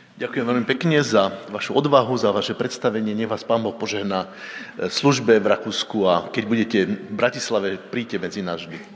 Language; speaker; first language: Slovak; native; Slovak